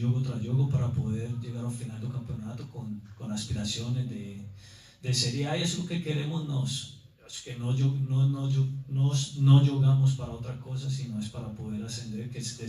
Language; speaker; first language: Portuguese; non-native, learner; Spanish